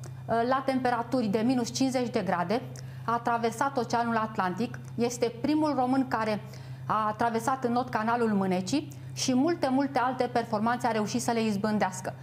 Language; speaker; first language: Romanian; native; Romanian